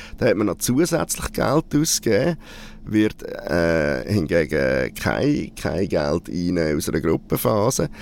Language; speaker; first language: German; native; German